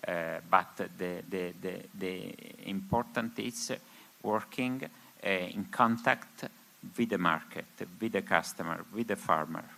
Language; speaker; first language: English; non-native, learner; Spanish